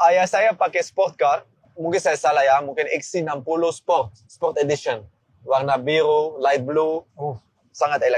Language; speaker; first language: Indonesian; non-native, learner; Dutch